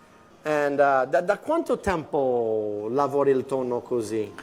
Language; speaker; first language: Italian; non-native, fluent; English